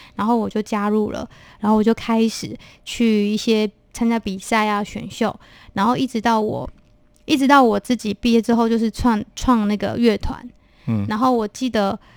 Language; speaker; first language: Chinese; non-native, local second language; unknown